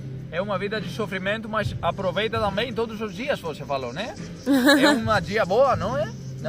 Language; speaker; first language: Portuguese; non-native, fluent; Greek